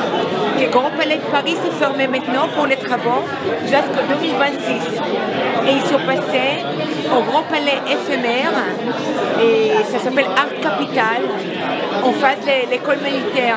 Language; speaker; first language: French; non-native, fluent; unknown